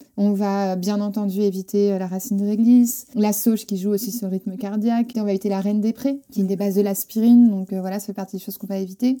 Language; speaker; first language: French; non-native, fluent; Spanish